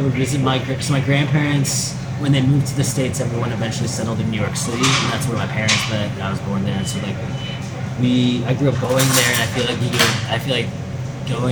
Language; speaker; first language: English; native; English